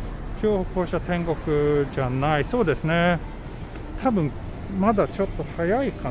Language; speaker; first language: Japanese; non-native, learner; Swedish